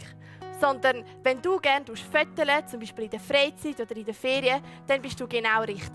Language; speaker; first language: German; native; German